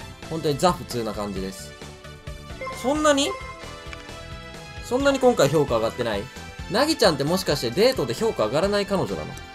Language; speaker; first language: Japanese; native; Japanese